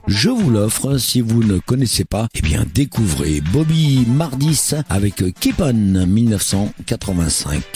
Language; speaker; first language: French; native; French